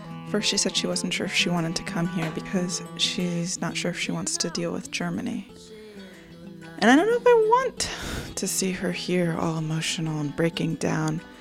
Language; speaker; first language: English; native; English